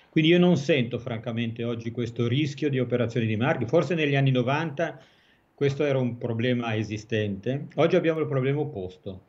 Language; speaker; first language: Italian; native; Italian